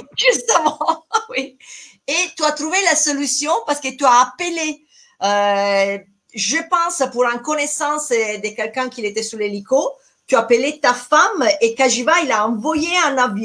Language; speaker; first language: French; non-native, fluent; Italian